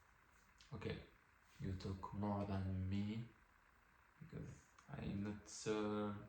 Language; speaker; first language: English; non-native, learner; French